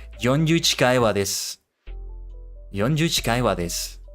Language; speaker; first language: Japanese; non-native, learner; English